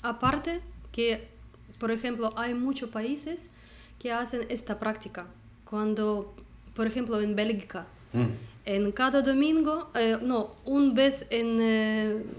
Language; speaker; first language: Spanish; non-native, learner; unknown